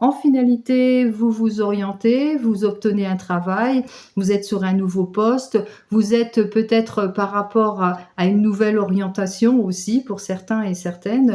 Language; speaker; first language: French; native; French